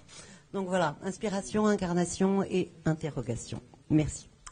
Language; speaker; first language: French; native; French